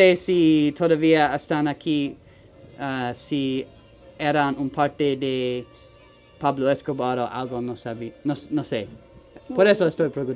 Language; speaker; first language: Spanish; non-native, learner; English